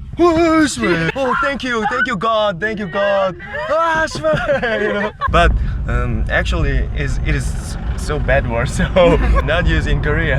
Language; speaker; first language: English; non-native, learner; Korean